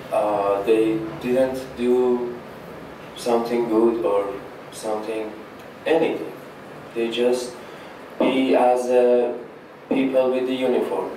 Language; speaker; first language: English; non-native, learner; Persian